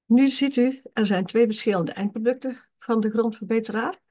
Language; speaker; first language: Dutch; native; Dutch